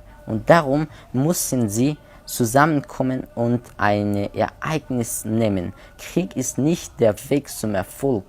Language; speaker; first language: German; non-native, learner; Persian